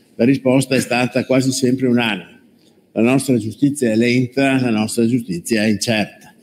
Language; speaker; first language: Italian; native; Italian